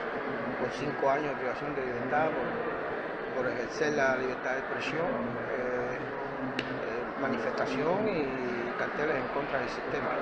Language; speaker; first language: Spanish; native; Spanish